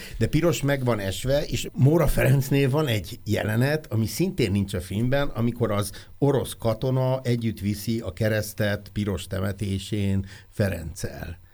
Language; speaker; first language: Hungarian; native; Hungarian